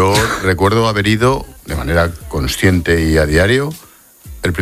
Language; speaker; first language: Spanish; native; Spanish